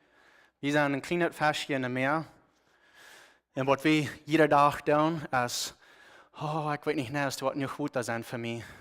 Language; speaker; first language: German; non-native, learner; Plautdietsch